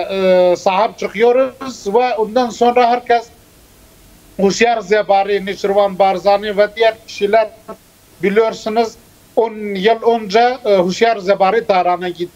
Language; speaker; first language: Turkish; non-native, fluent; Kurdish